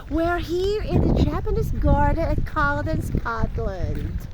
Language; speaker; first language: English; non-native, local second language; Filipino